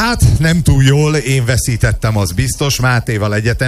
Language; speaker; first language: Hungarian; native; Hungarian